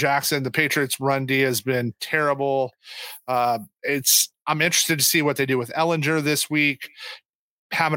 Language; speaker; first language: English; native; English